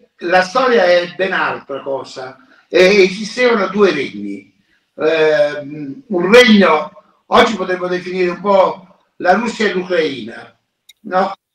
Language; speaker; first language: Italian; native; Italian